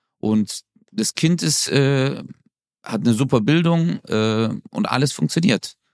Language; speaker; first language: German; early bilingual, other home language; Turkish